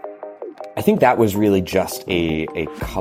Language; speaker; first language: English; native; English